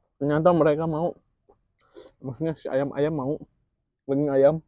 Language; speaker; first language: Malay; non-native, local second language; Sundanese